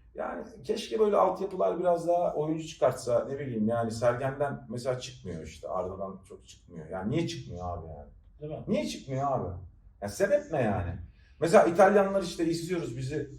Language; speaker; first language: Turkish; native; Turkish